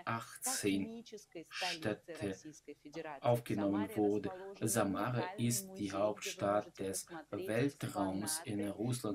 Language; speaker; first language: German; non-native, fluent; Russian